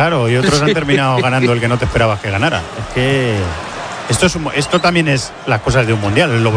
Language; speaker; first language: Spanish; native; Spanish